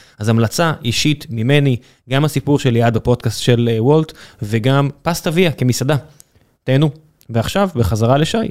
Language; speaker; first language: Hebrew; native; Hebrew